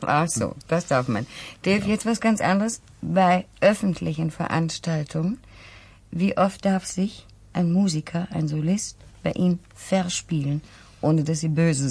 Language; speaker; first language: German; native; German